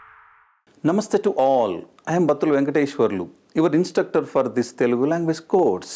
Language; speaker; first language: English; non-native, local second language; Telugu